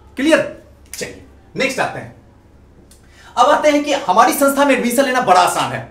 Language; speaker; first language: Hindi; native; Hindi